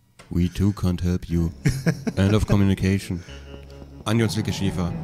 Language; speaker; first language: English; non-native, fluent; German